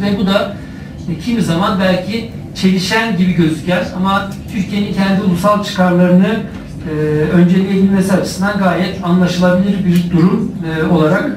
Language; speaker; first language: Turkish; native; Turkish